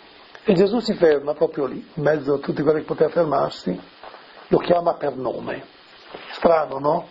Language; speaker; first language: Italian; native; Italian